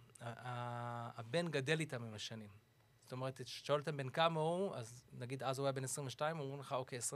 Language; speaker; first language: Hebrew; early bilingual, other home language; English